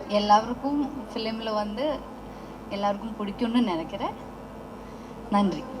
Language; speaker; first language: Tamil; non-native, learner; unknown